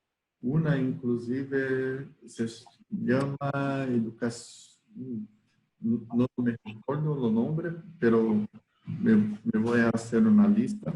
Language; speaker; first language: Spanish; non-native, learner; Portuguese